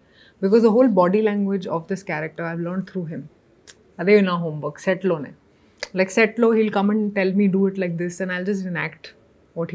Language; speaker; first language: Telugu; non-native, local second language; Hindi